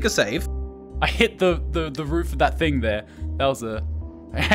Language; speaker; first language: English; native; English